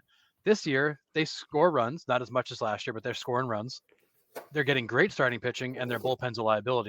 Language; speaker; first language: English; native; English